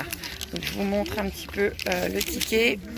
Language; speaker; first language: French; native; French